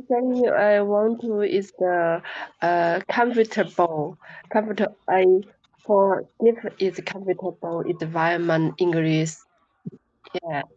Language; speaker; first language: English; non-native, learner; Chinese